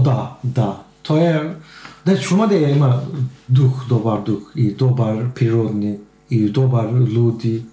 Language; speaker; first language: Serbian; non-native, learner; Turkish